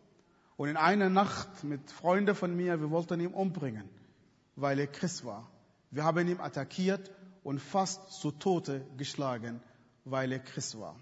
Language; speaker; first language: German; non-native, fluent; Arabic